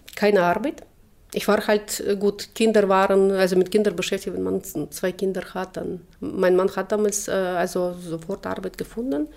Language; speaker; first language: German; non-native, fluent; Russian